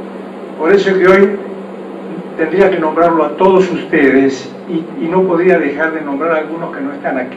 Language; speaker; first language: Spanish; native; Spanish